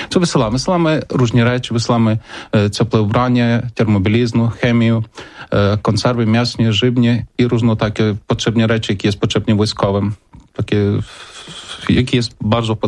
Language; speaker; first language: Polish; non-native, learner; Ukrainian